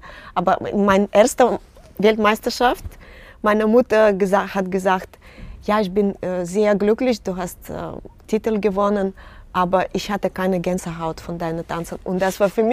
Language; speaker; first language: German; non-native, fluent; Russian